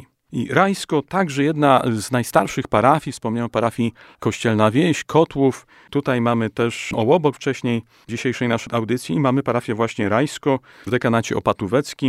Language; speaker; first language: Polish; native; Polish